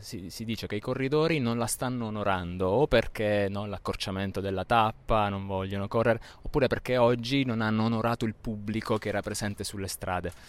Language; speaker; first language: Italian; native; Italian